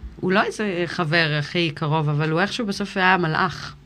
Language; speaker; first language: Hebrew; early bilingual, other home language; English